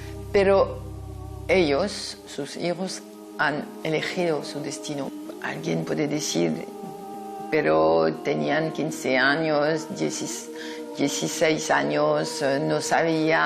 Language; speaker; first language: Spanish; non-native, fluent; French